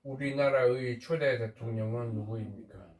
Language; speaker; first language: Korean; native; Korean